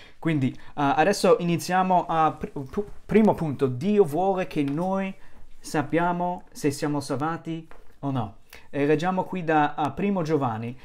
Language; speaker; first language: Italian; non-native, fluent; English